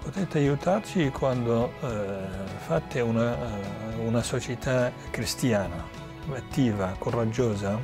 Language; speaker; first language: Italian; non-native, fluent; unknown